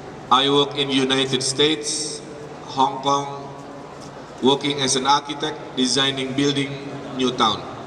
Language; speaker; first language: English; non-native, fluent; Indonesian